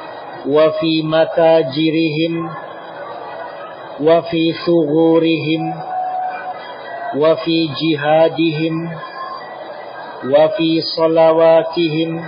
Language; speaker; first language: Arabic; non-native, fluent; Indonesian